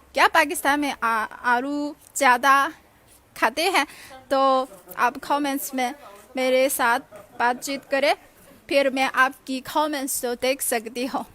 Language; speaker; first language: Urdu; non-native, fluent; Chinese